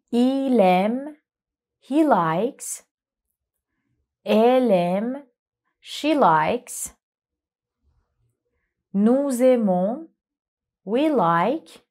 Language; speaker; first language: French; non-native, fluent; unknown